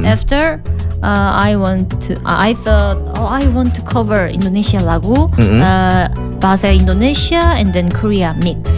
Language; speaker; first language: English; non-native, learner; Korean